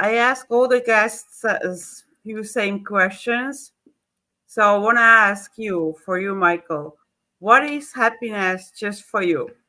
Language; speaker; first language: English; non-native, fluent; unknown